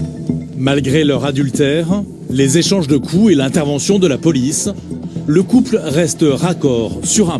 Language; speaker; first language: French; native; French